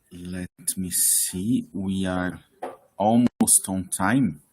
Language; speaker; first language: English; non-native, fluent; Portuguese